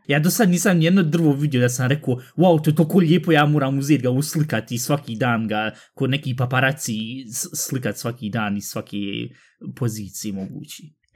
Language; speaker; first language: Bosnian; early bilingual, heritage; Bosnian